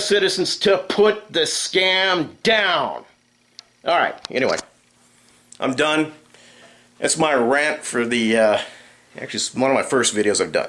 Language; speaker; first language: English; native; English